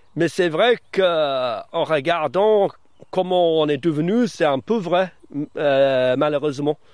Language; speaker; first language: French; early bilingual, other home language; English